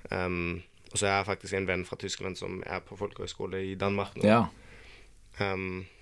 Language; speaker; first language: Norwegian; non-native, learner; German